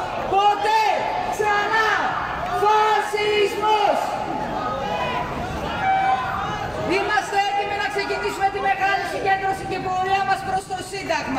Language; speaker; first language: Greek; native; Greek